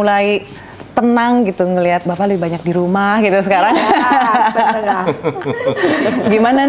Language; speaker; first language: Indonesian; native; Indonesian